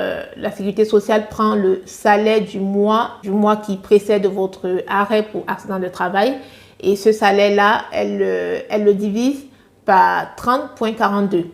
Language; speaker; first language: French; native; French